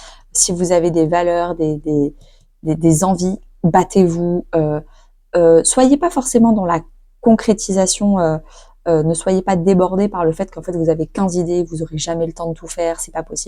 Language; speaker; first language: French; native; French